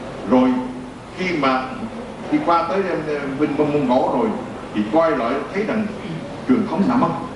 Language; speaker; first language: Vietnamese; native; Vietnamese